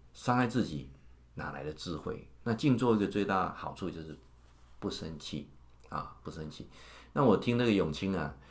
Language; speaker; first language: Chinese; native; Chinese